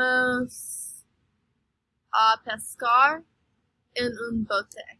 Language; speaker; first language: Spanish; non-native, learner; English